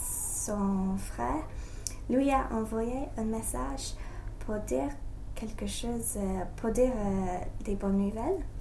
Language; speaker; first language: French; non-native, learner; English